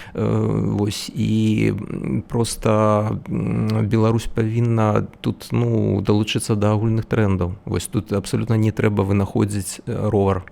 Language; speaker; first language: Belarusian; non-native, local second language; Russian